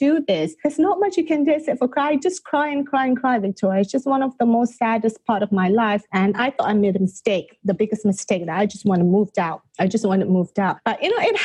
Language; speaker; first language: English; non-native, local second language; Malay